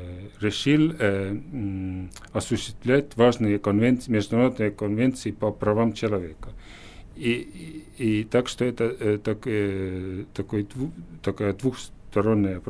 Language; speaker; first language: Russian; non-native, fluent; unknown